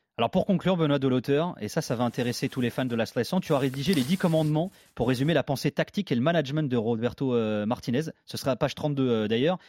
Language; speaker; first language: French; native; French